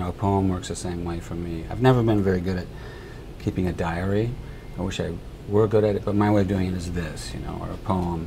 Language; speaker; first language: English; early bilingual, other home language; Spanish